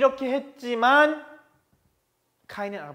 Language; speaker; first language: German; non-native, fluent; Korean